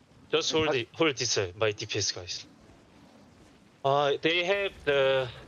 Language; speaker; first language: English; non-native, learner; Korean